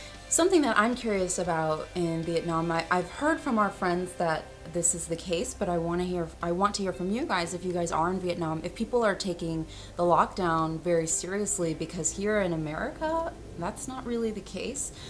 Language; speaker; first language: English; native; English